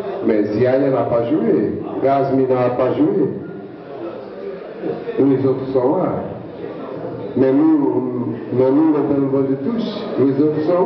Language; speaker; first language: French; non-native, fluent; Portuguese